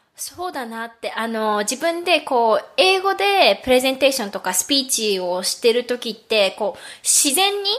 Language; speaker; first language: Japanese; native; Japanese